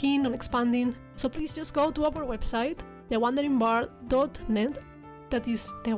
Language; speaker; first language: English; non-native, fluent; Spanish